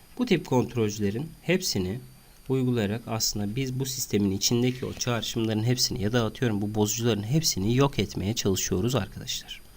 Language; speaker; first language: Turkish; native; Turkish